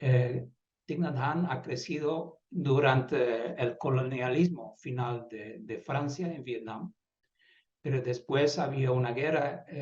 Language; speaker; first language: Spanish; non-native, fluent; Dutch